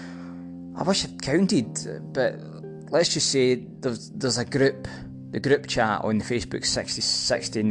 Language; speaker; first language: English; native; English